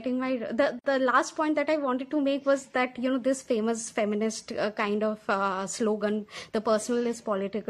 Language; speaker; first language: English; non-native, local second language; Bangla